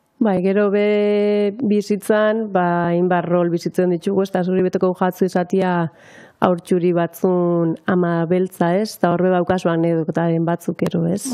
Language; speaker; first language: Basque; native; Basque